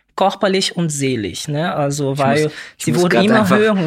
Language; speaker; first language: German; non-native, learner; Portuguese